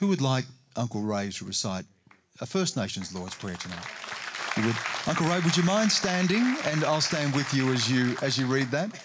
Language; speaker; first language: English; native; English